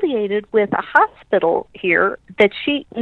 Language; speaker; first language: English; native; English